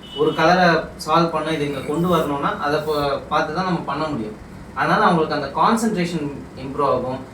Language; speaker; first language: Tamil; native; Tamil